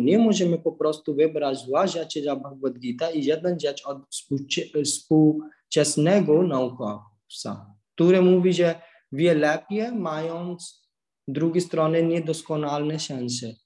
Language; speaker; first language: Polish; non-native, learner; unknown